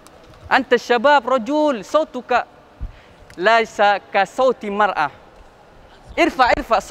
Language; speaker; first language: Arabic; non-native, fluent; Indonesian